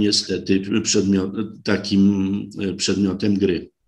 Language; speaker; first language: Polish; native; Polish